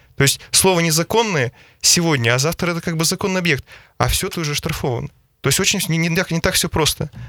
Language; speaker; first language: Russian; native; Russian